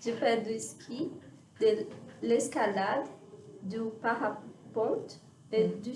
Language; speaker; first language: French; non-native, learner; Portuguese